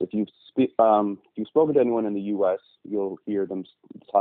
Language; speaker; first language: English; native; English